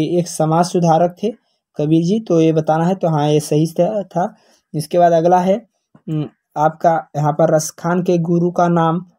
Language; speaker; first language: Hindi; native; Hindi